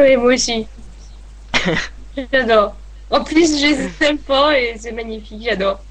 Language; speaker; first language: French; native; French